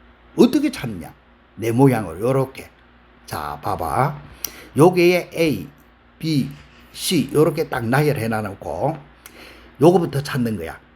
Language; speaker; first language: Korean; native; Korean